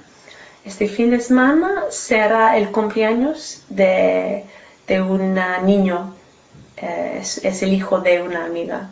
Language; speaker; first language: Spanish; non-native, learner; English